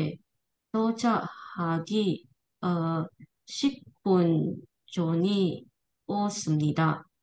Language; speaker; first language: Korean; non-native, learner; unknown